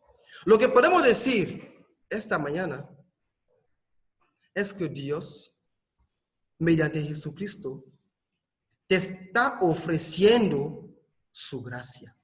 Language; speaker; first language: Spanish; non-native, fluent; French